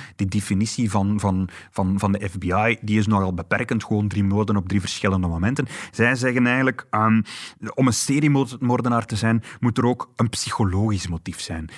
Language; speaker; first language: Dutch; native; Dutch